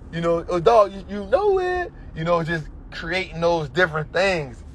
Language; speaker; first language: English; native; English